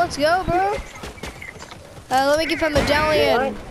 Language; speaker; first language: English; native; English